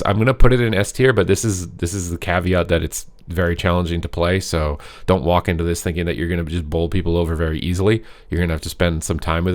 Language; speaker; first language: English; native; English